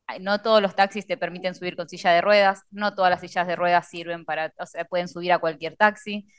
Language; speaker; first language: Spanish; native; Spanish